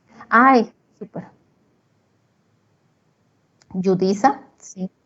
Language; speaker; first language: Spanish; native; Spanish